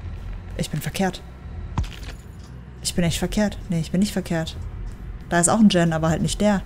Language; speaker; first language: German; native; German